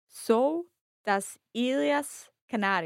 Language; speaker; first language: Portuguese; non-native, learner; English